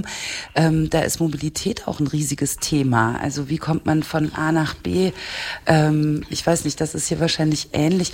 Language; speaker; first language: German; native; German